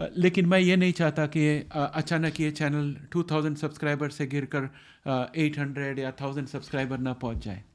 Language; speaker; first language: Hindi; non-native, local second language; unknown